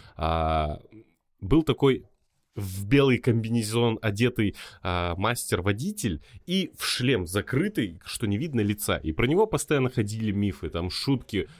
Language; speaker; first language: Russian; native; Russian